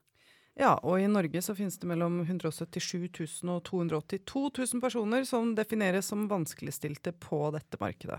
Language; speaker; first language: Norwegian; native; Norwegian